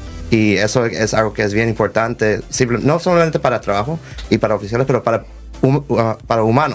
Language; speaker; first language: Spanish; early bilingual, heritage; Spanish